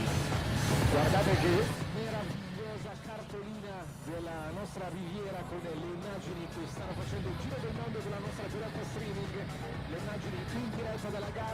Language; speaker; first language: Italian; native; Italian